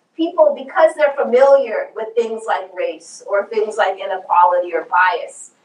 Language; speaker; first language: English; native; English